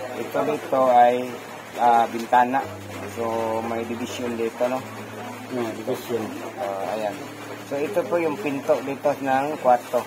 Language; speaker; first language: Filipino; non-native, local second language; Cebuano